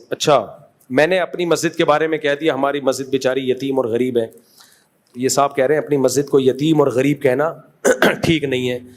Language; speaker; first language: Urdu; native; Urdu